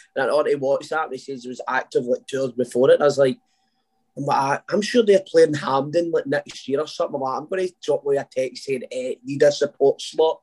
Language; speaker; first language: English; native; English